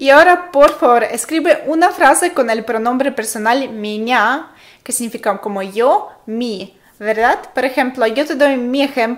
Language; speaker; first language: Spanish; non-native, fluent; Russian